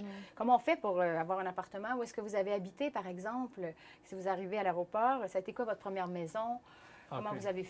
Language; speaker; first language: French; native; French